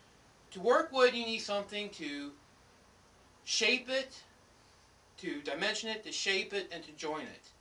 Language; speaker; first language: English; native; English